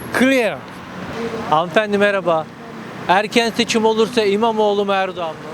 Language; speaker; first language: Turkish; native; Turkish